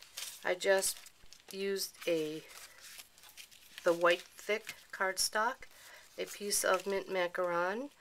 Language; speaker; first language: English; native; English